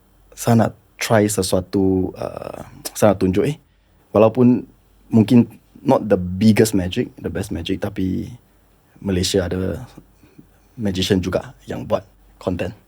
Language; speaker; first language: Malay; non-native, local second language; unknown